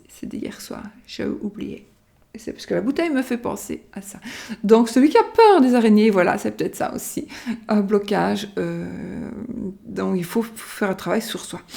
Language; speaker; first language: French; native; French